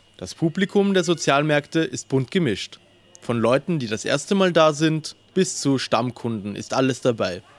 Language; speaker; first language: German; native; German